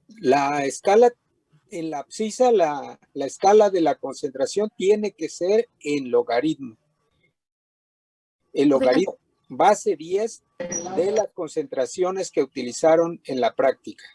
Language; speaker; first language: Spanish; native; Spanish